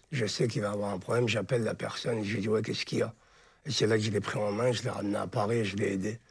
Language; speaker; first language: French; native; French